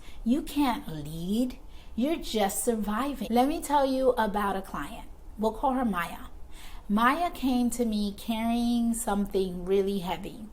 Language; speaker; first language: English; native; English